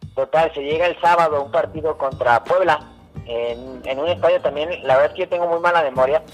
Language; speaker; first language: Spanish; native; Spanish